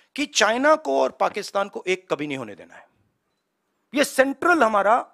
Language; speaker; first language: Hindi; native; Hindi